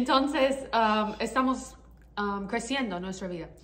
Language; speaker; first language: Spanish; non-native, learner; English